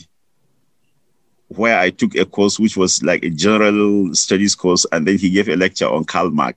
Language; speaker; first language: English; non-native, local second language; Hausa